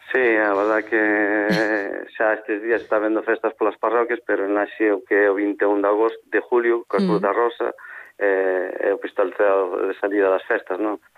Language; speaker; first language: Galician; native; Galician